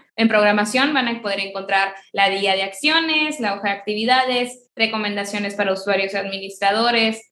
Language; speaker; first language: Spanish; native; Spanish